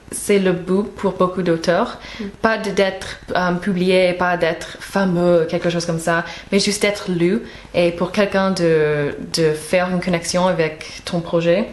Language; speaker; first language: French; non-native, fluent; English